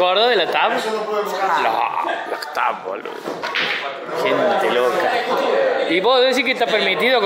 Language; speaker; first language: Spanish; native; Spanish